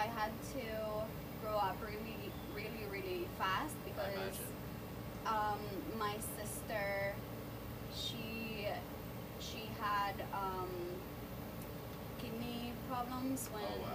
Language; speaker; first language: English; non-native, fluent; Spanish